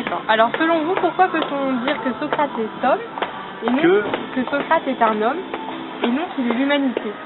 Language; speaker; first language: French; native; French